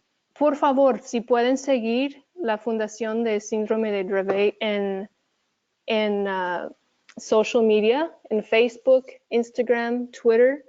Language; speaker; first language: Spanish; early bilingual, heritage; Spanish